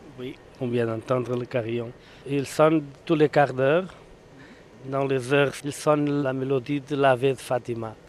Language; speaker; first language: French; non-native, fluent; Portuguese